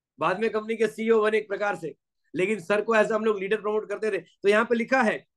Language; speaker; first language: Hindi; non-native, local second language; Gujarati